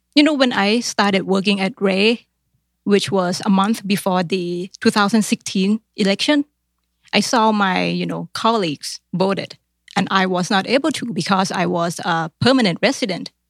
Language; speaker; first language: English; non-native, fluent; Thai